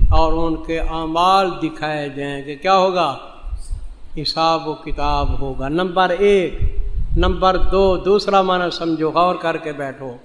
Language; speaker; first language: Urdu; non-native, local second language; Saraiki